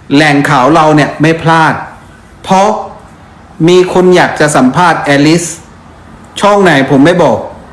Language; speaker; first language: Thai; non-native, fluent; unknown